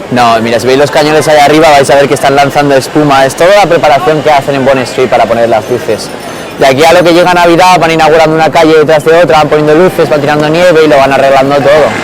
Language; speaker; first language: Spanish; native; Spanish